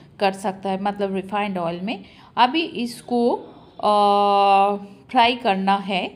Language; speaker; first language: Hindi; non-native, local second language; Bangla